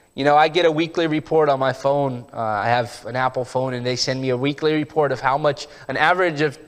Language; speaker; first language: English; early bilingual, heritage; English